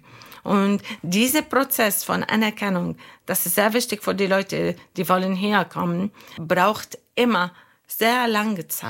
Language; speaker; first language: German; non-native, learner; Arabic